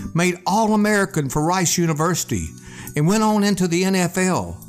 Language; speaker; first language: English; native; English